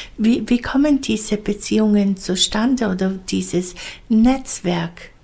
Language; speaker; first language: German; native; German